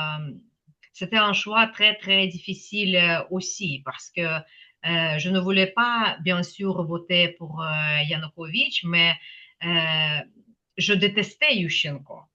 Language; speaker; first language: French; non-native, fluent; Ukrainian